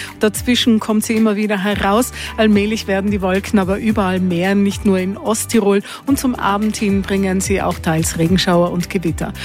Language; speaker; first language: German; native; German